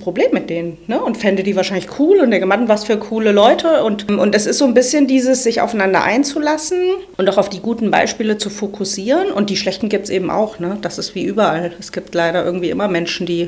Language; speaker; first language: German; native; German